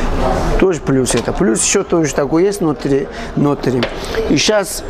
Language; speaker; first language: Russian; non-native, fluent; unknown